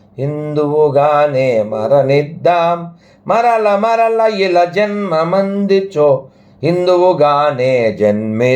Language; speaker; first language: Telugu; native; Telugu